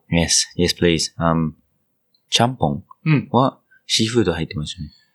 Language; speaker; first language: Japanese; non-native, fluent; English